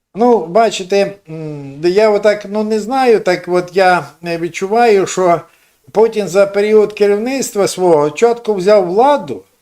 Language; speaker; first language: Ukrainian; native; Ukrainian